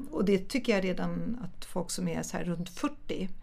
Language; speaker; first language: Swedish; early bilingual, other home language; German